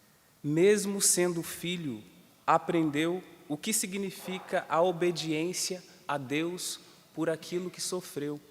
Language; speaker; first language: Portuguese; native; Portuguese